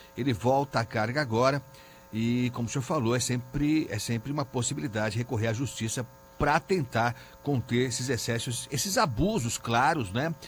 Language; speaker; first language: Portuguese; native; Portuguese